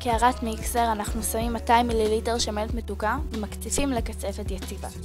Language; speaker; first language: Hebrew; native; Hebrew